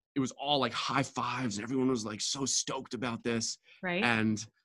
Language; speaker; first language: English; native; English